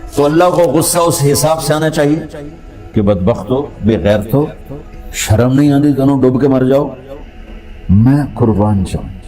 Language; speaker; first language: Urdu; non-native, local second language; Punjabi